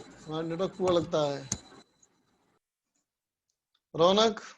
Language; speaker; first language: Hindi; native; Hindi